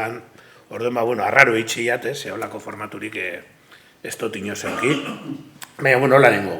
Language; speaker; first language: Basque; native; Basque